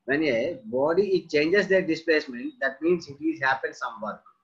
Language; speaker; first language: English; non-native, local second language; Telugu